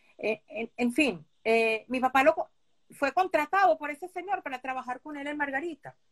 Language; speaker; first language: Spanish; early bilingual, other home language; Hebrew